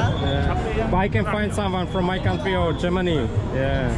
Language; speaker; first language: English; non-native, learner; Slovak